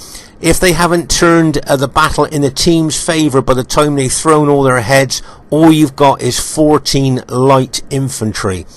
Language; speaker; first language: English; native; English